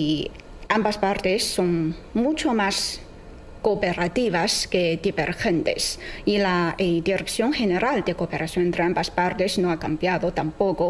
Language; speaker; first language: Spanish; non-native, fluent; Chinese